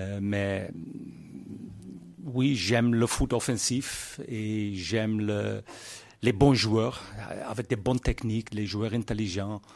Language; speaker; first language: French; non-native, learner; Dutch